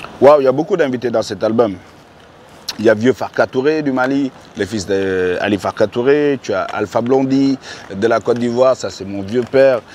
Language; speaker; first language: French; non-native, local second language; Wolof